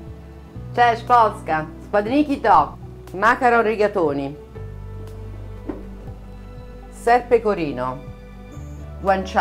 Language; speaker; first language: Polish; non-native, learner; Italian